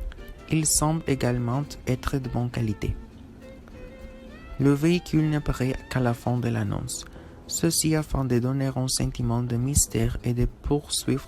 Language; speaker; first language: French; non-native, fluent; Spanish